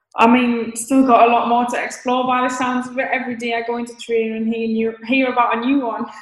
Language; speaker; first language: English; native; English